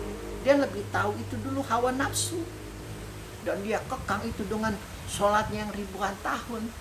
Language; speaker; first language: Indonesian; native; Indonesian